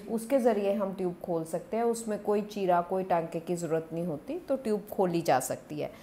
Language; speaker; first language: Hindi; non-native, local second language; Punjabi